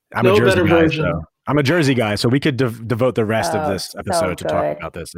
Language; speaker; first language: English; native; English